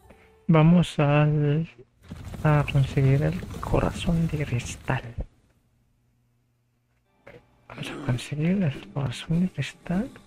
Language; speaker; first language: Spanish; non-native, fluent; Filipino